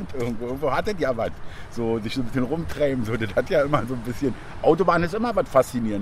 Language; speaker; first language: German; native; German